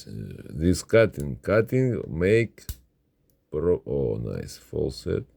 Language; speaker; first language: English; non-native, learner; Russian